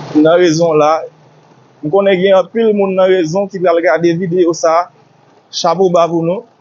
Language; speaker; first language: Haitian Creole; native; Haitian Creole